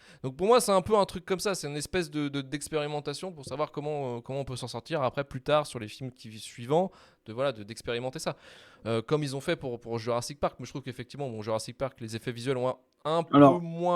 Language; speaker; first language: French; native; French